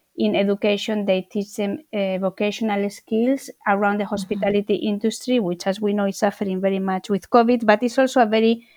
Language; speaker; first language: English; non-native, fluent; Spanish